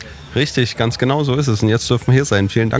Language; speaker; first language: German; native; German